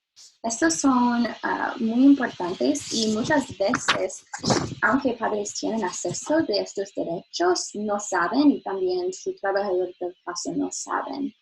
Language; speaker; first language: Spanish; non-native, learner; English